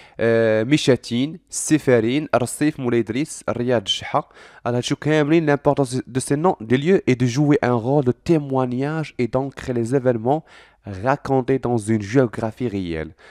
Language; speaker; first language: French; non-native, local second language; Arabic